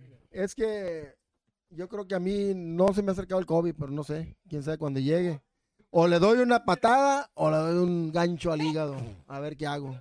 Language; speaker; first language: Spanish; native; Spanish